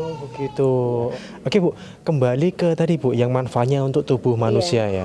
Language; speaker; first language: Indonesian; native; Indonesian